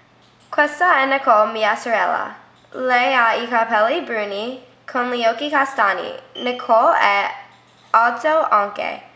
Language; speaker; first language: Italian; non-native, learner; English